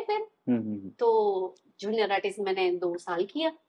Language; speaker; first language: Hindi; native; Hindi